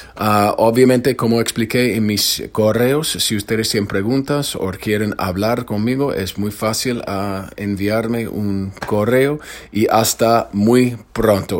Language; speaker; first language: Spanish; non-native, fluent; English